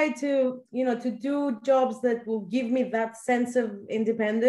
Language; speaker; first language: English; non-native, fluent; Greek